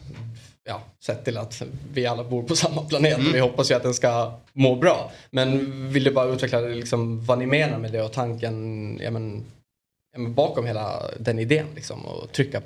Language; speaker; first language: Swedish; native; Swedish